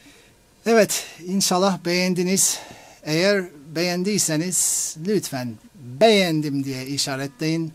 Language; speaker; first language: Turkish; non-native, fluent; English